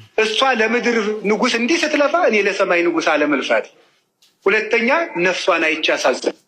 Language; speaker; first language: Amharic; native; Amharic